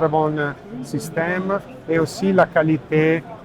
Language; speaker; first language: French; non-native, learner; Italian